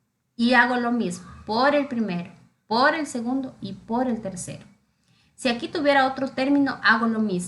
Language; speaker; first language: Spanish; native; Spanish